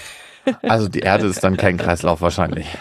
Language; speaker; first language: German; native; German